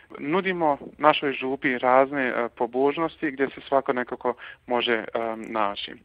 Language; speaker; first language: Croatian; early bilingual, heritage; Croatian